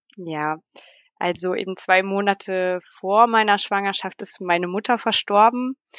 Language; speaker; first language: German; native; German